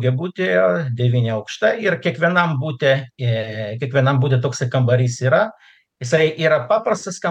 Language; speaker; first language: Lithuanian; non-native, local second language; Russian